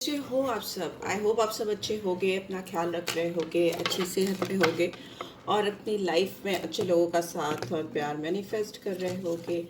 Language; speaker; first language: Hindi; native; Hindi